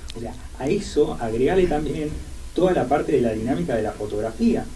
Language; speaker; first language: Spanish; native; Spanish